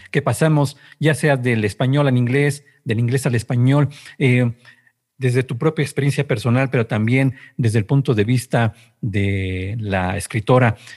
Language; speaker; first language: Spanish; native; Spanish